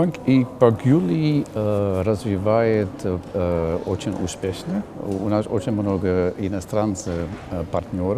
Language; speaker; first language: Russian; non-native, learner; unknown